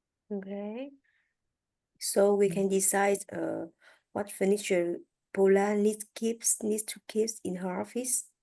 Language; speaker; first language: English; non-native, learner; French